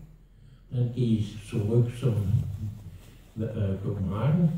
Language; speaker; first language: German; non-native, learner; Danish